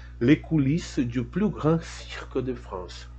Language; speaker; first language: French; non-native, fluent; Portuguese